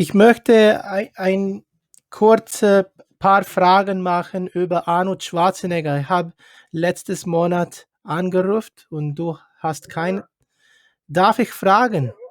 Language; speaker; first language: German; non-native, learner; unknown